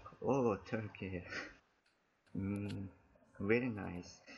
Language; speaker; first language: English; non-native, learner; Azerbaijani